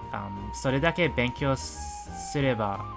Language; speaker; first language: Japanese; non-native, fluent; English